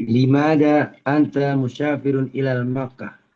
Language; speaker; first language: Arabic; non-native, learner; Indonesian